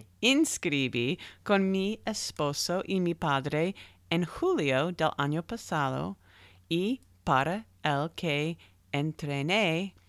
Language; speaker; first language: Spanish; non-native, learner; English